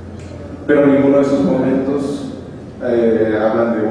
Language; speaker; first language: Spanish; native; Spanish